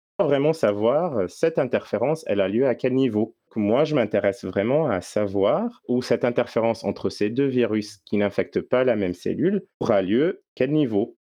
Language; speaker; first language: French; non-native, local second language; Arabic